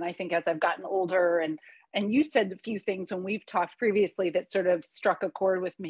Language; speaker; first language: English; early bilingual, other home language; Hungarian